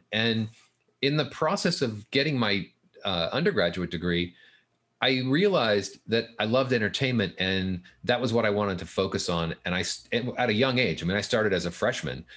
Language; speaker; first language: English; native; English